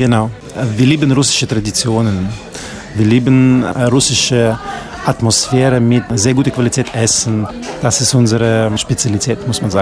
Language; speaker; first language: German; non-native, learner; Russian